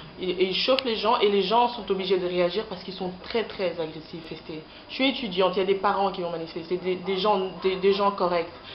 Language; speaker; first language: French; non-native, local second language; Lingala